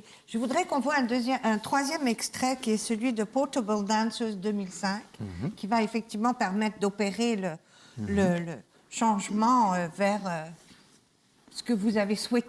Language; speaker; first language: French; native; French